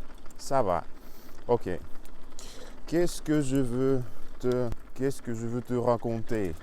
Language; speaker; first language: French; non-native, learner; Russian